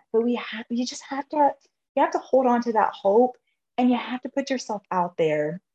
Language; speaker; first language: English; native; English